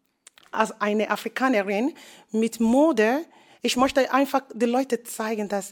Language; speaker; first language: German; non-native, learner; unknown